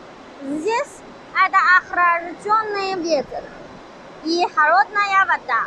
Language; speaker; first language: Russian; non-native, learner; Chinese